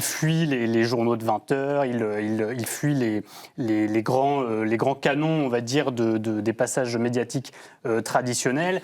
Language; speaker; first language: French; native; French